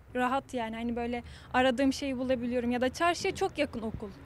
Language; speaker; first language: Turkish; native; Turkish